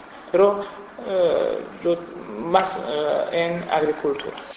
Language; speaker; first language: Spanish; non-native, fluent; Persian